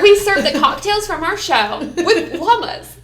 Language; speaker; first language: English; native; English